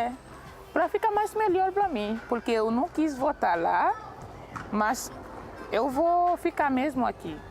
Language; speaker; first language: Portuguese; non-native, learner; Haitian Creole